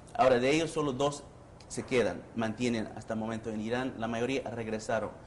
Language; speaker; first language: Spanish; early bilingual, heritage; Spanish